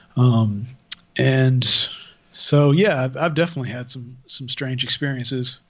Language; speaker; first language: English; native; English